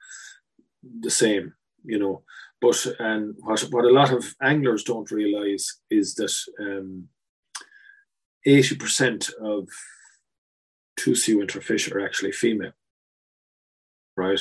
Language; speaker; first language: English; native; English